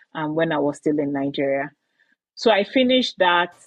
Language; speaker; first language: English; non-native, local second language; Igbo